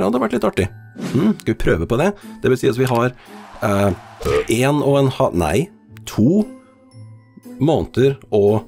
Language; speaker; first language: Norwegian; native; Norwegian